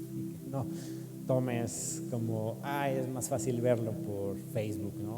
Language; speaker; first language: Spanish; native; Spanish